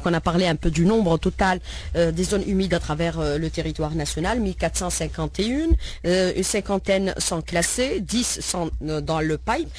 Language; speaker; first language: French; non-native, local second language; Arabic